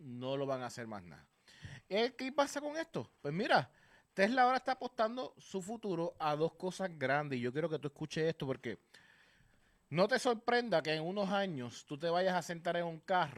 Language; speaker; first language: Spanish; native; Spanish